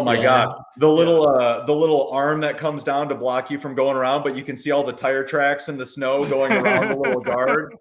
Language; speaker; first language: English; native; English